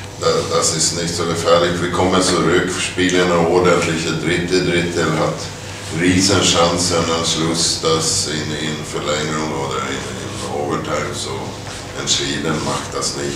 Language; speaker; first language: German; non-native, fluent; Swedish